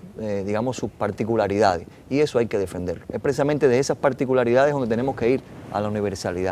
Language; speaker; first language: Spanish; native; Spanish